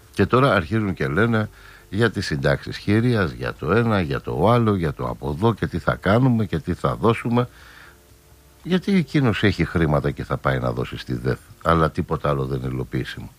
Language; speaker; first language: Greek; native; Greek